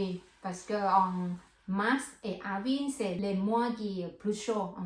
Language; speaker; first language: French; non-native, fluent; Thai